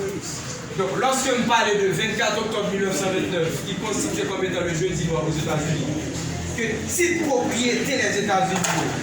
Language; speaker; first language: French; non-native, local second language; Haitian Creole